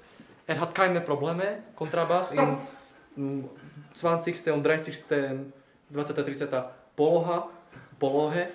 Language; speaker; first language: German; non-native, learner; Slovak